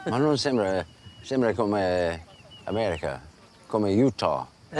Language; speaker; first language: Italian; non-native, learner; English